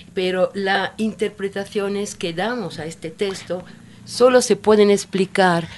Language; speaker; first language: Spanish; non-native, fluent; Italian